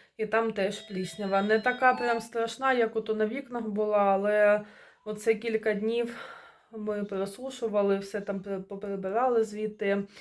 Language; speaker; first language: Ukrainian; non-native, local second language; Russian